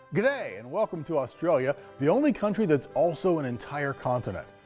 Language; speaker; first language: English; native; English